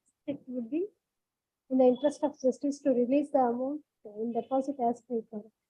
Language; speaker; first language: English; non-native, local second language; Kannada